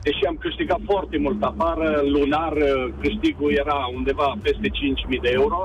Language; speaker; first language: Romanian; native; Romanian